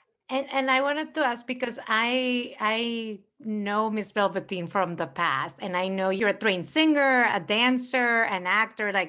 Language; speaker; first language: English; early bilingual, other home language; Spanish